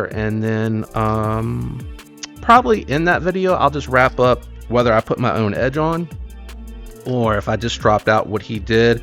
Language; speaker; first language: English; native; English